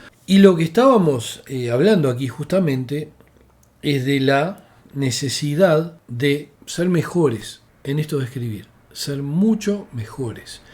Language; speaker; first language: Spanish; native; Spanish